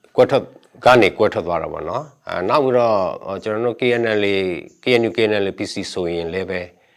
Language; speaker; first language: Burmese; non-native, local second language; S'gaw Karen